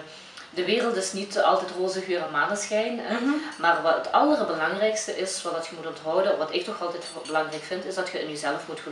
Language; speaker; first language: Dutch; early bilingual, other home language; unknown